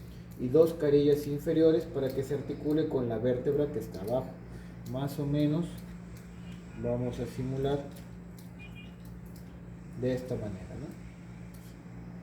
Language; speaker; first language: Spanish; native; Spanish